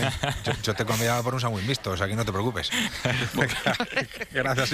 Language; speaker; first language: Spanish; native; Spanish